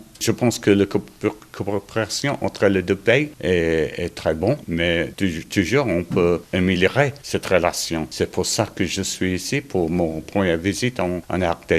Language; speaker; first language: French; non-native, learner; English